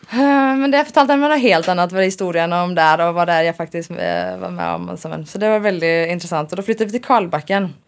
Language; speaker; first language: Swedish; native; Swedish